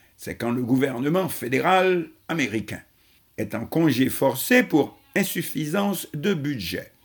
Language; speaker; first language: French; non-native, local second language; Haitian Creole